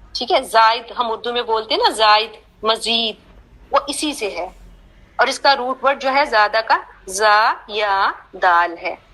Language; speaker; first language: Urdu; native; Urdu